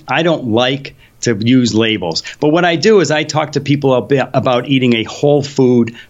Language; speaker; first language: English; early bilingual, other home language; Polish